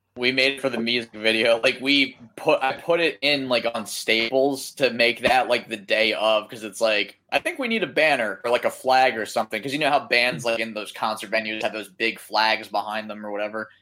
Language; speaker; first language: English; native; English